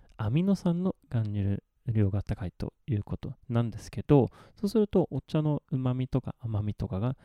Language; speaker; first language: Japanese; non-native, fluent; Swedish